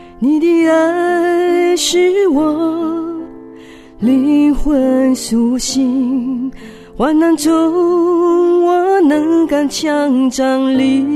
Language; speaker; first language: Chinese; native; Chinese